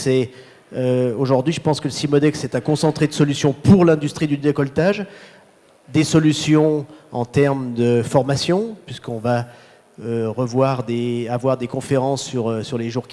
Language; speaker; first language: French; native; French